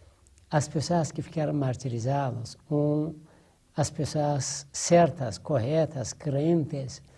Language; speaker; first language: Portuguese; non-native, fluent; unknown